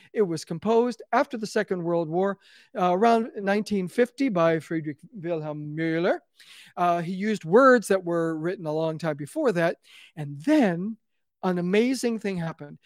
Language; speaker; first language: English; native; English